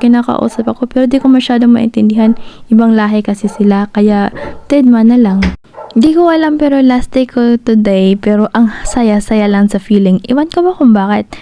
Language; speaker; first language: Filipino; non-native, local second language; Cebuano